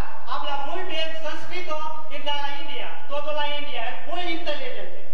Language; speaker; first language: Spanish; non-native, learner; Gujarati